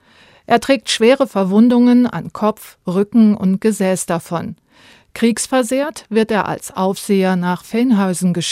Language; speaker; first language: German; native; German